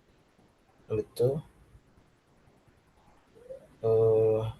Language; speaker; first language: English; non-native, learner; Indonesian